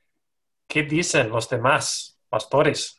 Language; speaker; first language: Spanish; non-native, learner; English